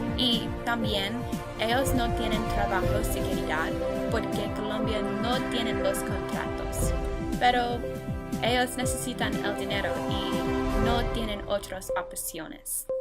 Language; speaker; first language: Spanish; non-native, learner; English